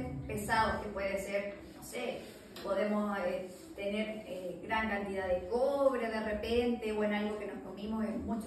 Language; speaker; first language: Spanish; native; Spanish